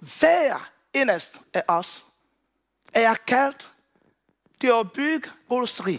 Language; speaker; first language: Danish; non-native, learner; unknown